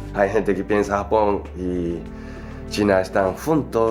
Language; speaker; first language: Spanish; non-native, learner; Japanese